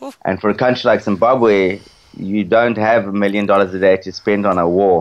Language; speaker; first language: English; native; English